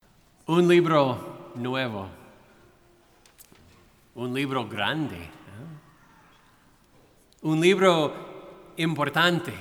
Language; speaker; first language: Spanish; non-native, fluent; English